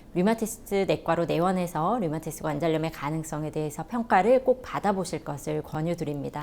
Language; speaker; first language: Korean; native; Korean